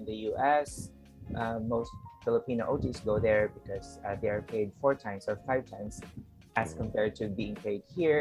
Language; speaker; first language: English; non-native, local second language; Filipino